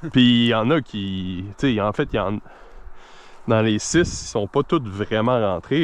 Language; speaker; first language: French; native; French